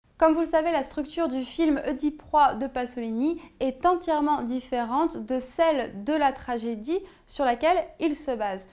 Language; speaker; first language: French; native; French